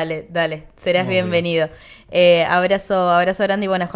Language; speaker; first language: Spanish; native; Spanish